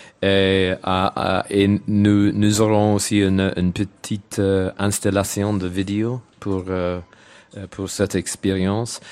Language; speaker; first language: French; non-native, learner; English